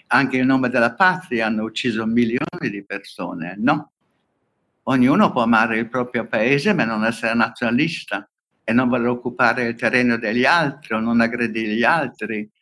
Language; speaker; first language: Italian; non-native, fluent; Hungarian